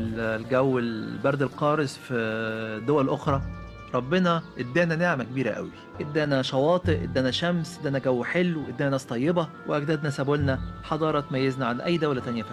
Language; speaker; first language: Arabic; native; Arabic